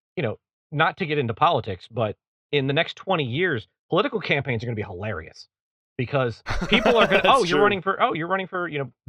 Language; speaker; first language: English; native; English